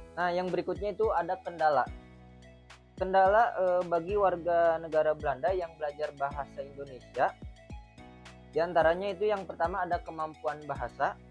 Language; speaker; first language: Indonesian; native; Indonesian